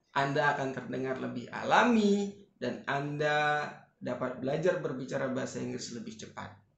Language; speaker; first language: Indonesian; native; Indonesian